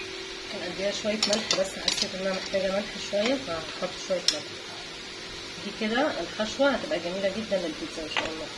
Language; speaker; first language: Arabic; native; Arabic